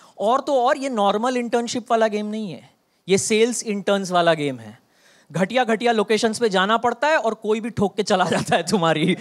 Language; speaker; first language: Hindi; non-native, local second language; Bangla